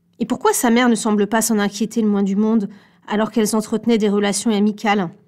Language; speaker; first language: French; native; French